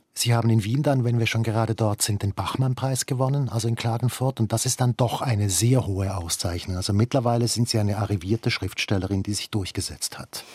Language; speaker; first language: German; native; German